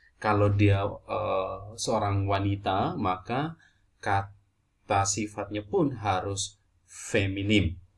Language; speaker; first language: Indonesian; native; Indonesian